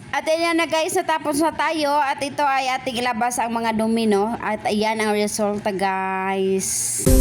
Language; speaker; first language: Filipino; non-native, local second language; Cebuano